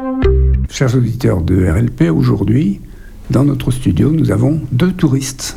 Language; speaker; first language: French; native; French